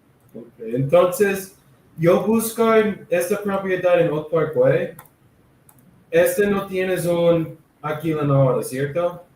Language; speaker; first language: Spanish; non-native, learner; English